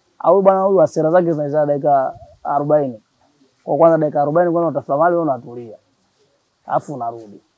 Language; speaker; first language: Swahili; native; Swahili